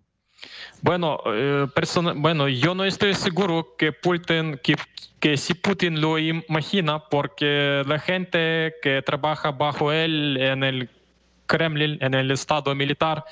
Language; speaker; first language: Spanish; non-native, fluent; Ukrainian